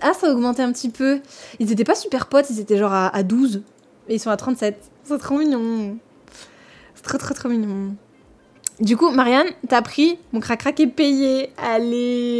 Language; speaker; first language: French; native; French